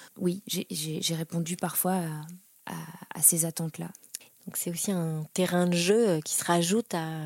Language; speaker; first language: French; native; French